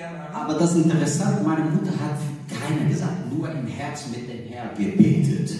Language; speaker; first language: German; non-native, learner; Portuguese